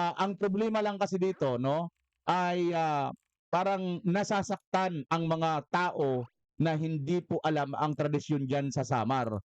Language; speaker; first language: Filipino; non-native, local second language; Waray